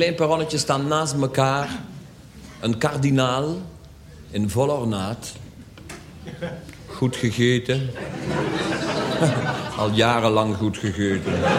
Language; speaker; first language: Dutch; native; Dutch